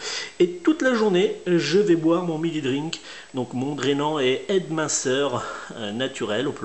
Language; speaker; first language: French; native; French